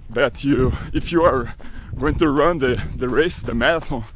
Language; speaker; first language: English; non-native, learner; Portuguese